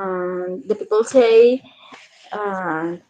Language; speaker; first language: English; non-native, learner; Spanish